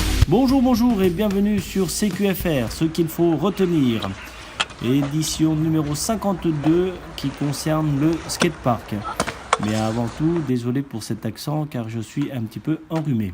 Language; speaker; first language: French; native; French